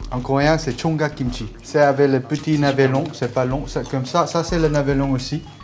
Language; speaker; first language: French; non-native, learner; Korean